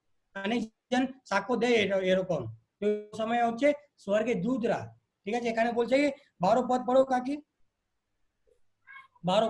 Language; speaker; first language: Bangla; non-native, local second language; Hindi